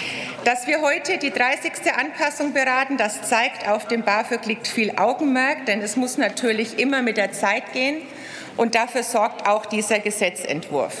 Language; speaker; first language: German; native; German